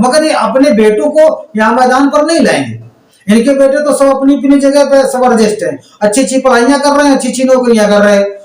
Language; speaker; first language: Hindi; native; Hindi